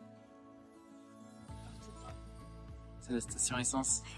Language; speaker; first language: French; native; French